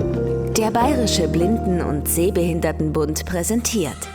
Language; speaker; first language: German; native; German